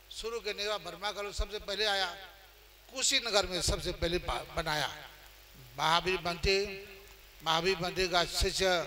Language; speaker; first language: Hindi; non-native, fluent; Burmese